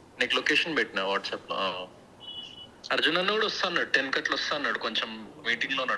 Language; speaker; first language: Telugu; native; Telugu